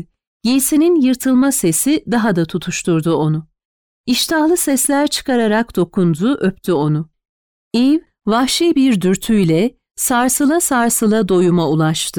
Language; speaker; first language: Turkish; native; Turkish